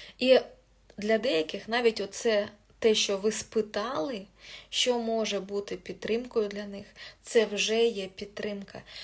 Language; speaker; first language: Ukrainian; non-native, local second language; Russian